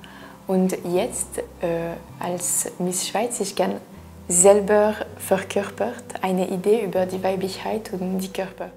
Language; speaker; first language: German; non-native, local second language; French